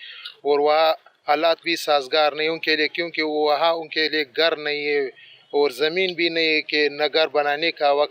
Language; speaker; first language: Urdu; non-native, local second language; Pashto